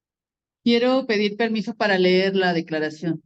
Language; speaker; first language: Spanish; native; Spanish